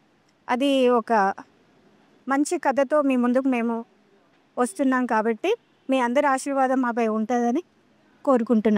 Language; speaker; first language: Telugu; native; Telugu